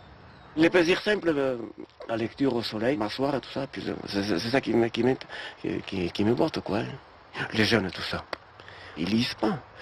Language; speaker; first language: French; native; French